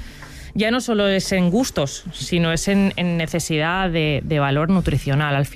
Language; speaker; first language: Spanish; native; Spanish